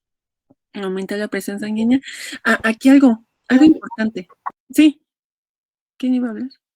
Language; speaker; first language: Spanish; native; Spanish